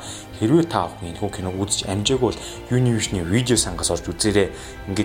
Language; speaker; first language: Mongolian; native; Mongolian